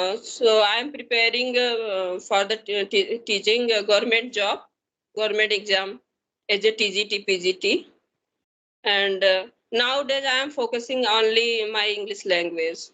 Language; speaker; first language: English; non-native, learner; Hindi